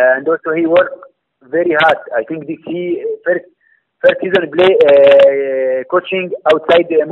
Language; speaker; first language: English; non-native, learner; Arabic